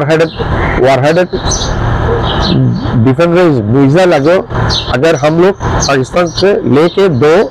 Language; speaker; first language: Hindi; non-native, learner; Bangla